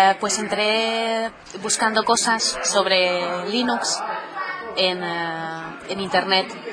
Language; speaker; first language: Spanish; native; Spanish